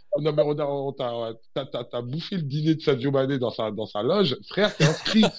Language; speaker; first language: French; early bilingual, other home language; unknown